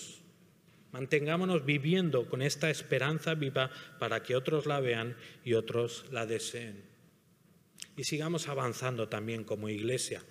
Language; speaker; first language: Spanish; native; Spanish